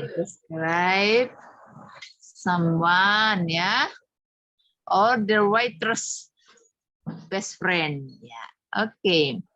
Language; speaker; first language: English; non-native, fluent; Indonesian